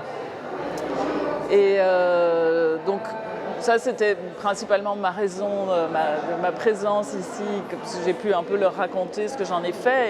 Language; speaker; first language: French; native; French